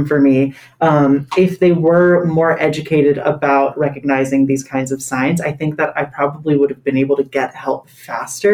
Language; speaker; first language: English; native; English